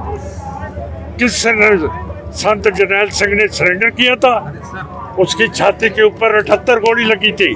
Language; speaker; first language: Hindi; non-native, local second language; Punjabi